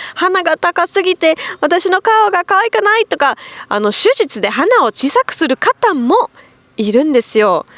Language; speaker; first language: Japanese; non-native, fluent; German